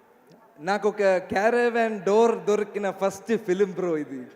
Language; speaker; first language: Telugu; non-native, learner; Malayalam